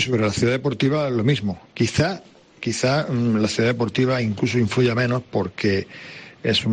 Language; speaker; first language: Spanish; native; Spanish